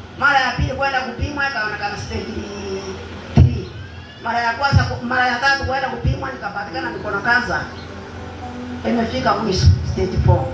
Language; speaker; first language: Swahili; non-native, local second language; Gusii